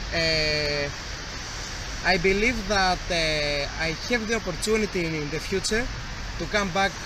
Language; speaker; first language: English; non-native, learner; Greek